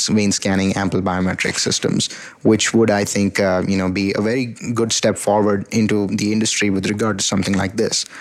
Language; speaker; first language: English; non-native, local second language; Hindi